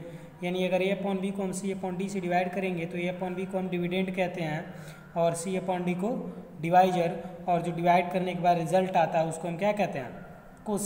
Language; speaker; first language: Hindi; native; Hindi